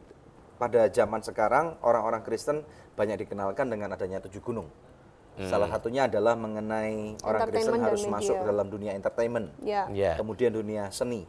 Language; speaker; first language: Indonesian; native; Indonesian